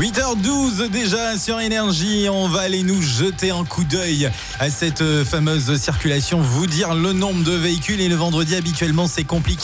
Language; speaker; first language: French; non-native, local second language; Morisyen